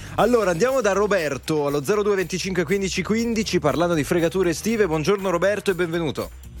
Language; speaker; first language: Italian; native; Italian